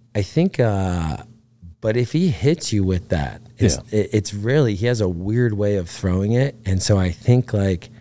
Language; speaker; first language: English; native; English